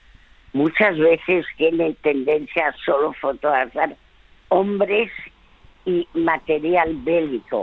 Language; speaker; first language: Spanish; early bilingual, other home language; French